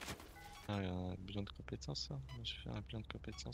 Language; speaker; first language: French; native; French